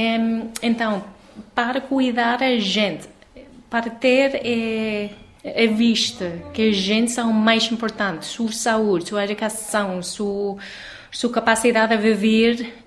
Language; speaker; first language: Portuguese; non-native, learner; English